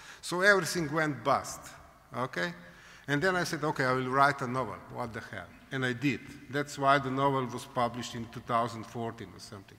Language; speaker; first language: English; non-native, fluent; Slovenian